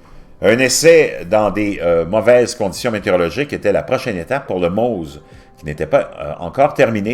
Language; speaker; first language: French; native; French